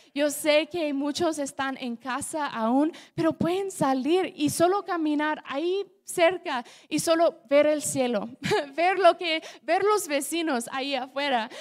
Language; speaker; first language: Spanish; non-native, fluent; English